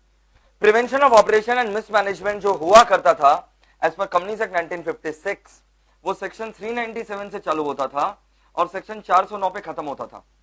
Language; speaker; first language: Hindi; non-native, local second language; Bangla